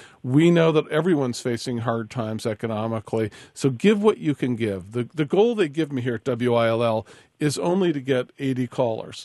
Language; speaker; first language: English; native; English